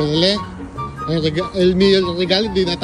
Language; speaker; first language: Italian; non-native, learner; Filipino